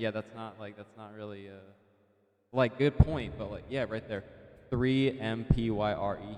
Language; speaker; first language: English; native; English